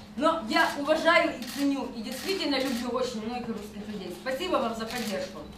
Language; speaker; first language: Russian; non-native, local second language; Ukrainian